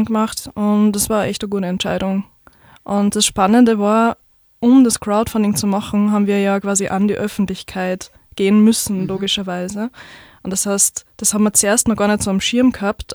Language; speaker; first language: German; native; German